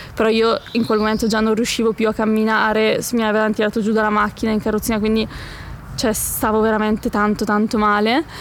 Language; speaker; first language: Italian; native; Italian